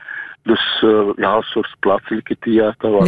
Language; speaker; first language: Dutch; non-native, fluent; Arabic